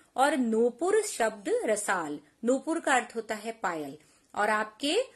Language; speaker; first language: Hindi; non-native, local second language; Punjabi